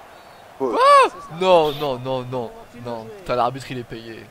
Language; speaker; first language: French; native; French